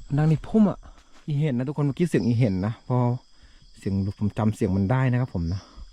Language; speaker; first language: Thai; non-native, local second language; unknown